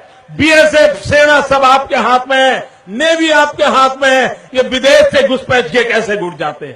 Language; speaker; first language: Hindi; native; Hindi